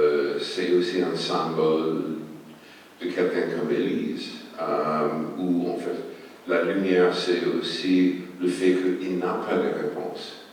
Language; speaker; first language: French; non-native, fluent; English